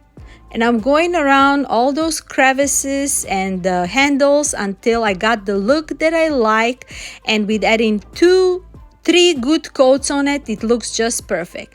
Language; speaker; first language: English; non-native, fluent; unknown